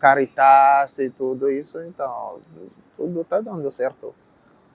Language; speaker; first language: Portuguese; non-native, learner; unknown